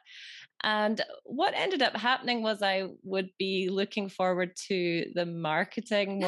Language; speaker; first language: English; native; English